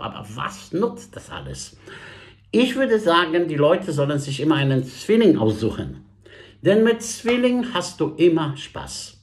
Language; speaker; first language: German; non-native, fluent; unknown